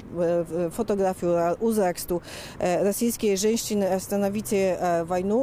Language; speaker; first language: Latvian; non-native, fluent; Polish